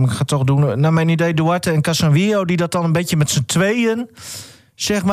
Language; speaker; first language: Dutch; native; Dutch